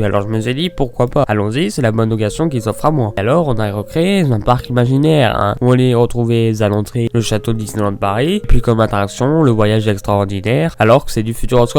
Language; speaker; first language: French; native; French